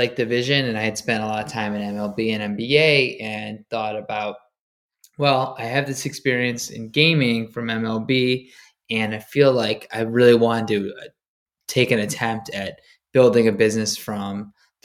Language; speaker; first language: English; native; English